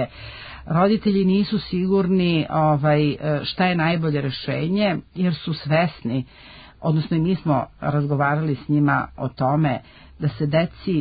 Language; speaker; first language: Serbian; native; Serbian